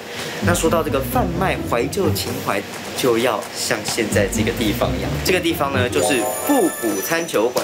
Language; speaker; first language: Chinese; native; Chinese